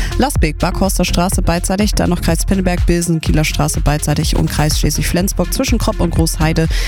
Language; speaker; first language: German; native; German